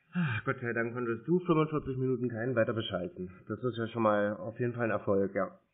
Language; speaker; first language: German; native; German